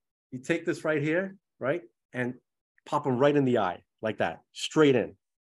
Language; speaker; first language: English; early bilingual, other home language; Russian